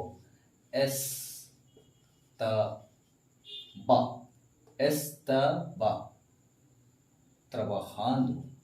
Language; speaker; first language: Spanish; non-native, fluent; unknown